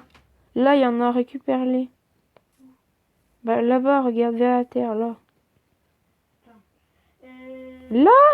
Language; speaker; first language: French; native; French